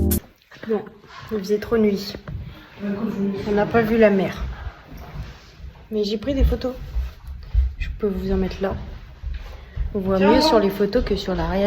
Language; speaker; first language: French; native; French